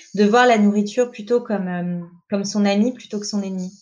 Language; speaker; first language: French; native; French